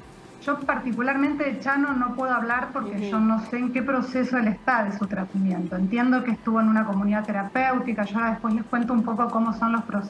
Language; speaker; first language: Spanish; native; Spanish